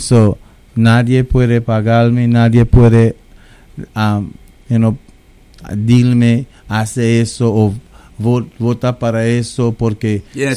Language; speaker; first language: Spanish; early bilingual, heritage; English